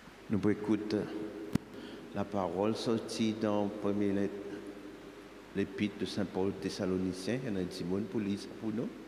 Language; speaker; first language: French; non-native, local second language; Seselwa Creole French